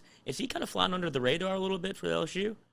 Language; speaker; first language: English; native; English